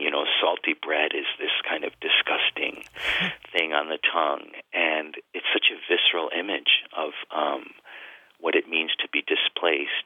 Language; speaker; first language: English; native; English